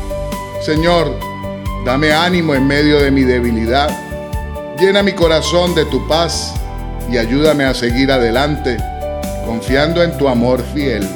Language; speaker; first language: Spanish; native; Spanish